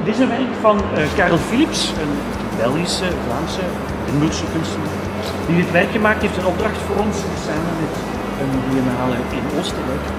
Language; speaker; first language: Dutch; native; Dutch